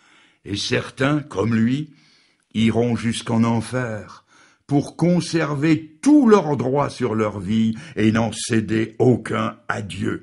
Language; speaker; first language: French; native; French